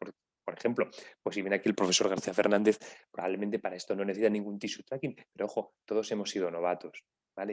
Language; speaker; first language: Spanish; native; Spanish